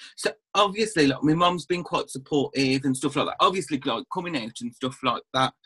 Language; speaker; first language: English; native; English